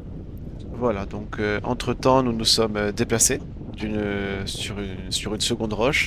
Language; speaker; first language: French; native; French